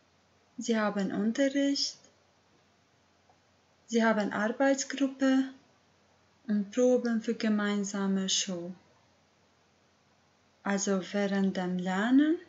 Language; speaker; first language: German; non-native, learner; Albanian